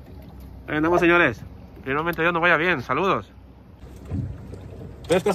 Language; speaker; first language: Spanish; native; Spanish